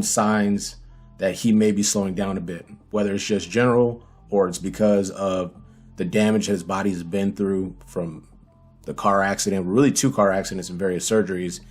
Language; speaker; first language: English; native; English